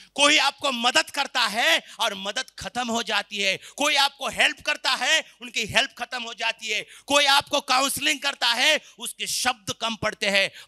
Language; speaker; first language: Hindi; non-native, local second language; Marathi